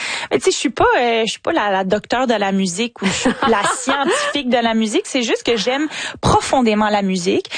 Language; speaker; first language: French; native; French